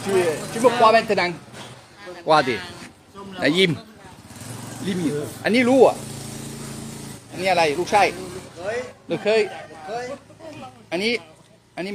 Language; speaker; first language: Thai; non-native, learner; French